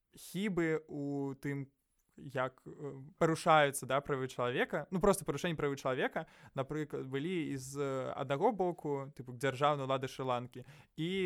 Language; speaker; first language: Belarusian; native; Belarusian